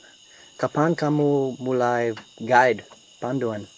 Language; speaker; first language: Indonesian; non-native, learner; English